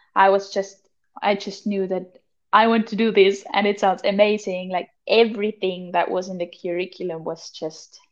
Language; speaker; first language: English; non-native, fluent; German